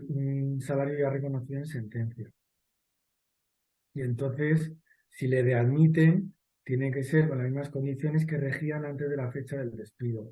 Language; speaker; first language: Spanish; native; Spanish